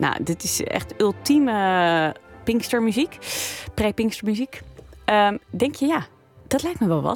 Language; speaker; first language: Dutch; native; Dutch